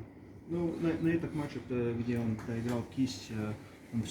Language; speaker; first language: Russian; non-native, learner; Georgian